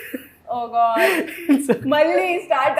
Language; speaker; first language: Telugu; non-native, fluent; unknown